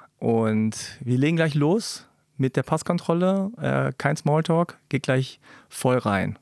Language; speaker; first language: German; early bilingual, other home language; Korean